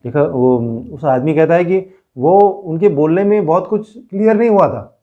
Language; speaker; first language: Hindi; non-native, local second language; Marathi